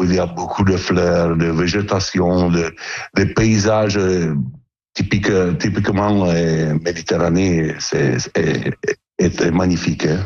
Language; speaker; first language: French; non-native, learner; Italian